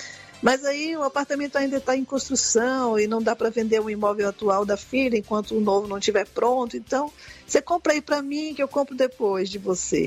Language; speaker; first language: Portuguese; native; Portuguese